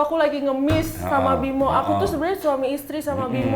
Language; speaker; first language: Indonesian; native; Indonesian